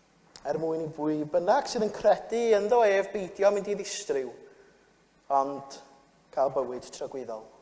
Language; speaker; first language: Welsh; native; Welsh